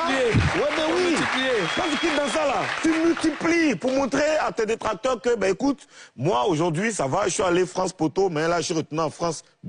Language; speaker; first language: French; native; French